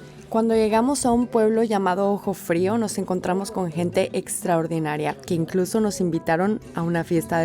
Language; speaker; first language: Spanish; native; Spanish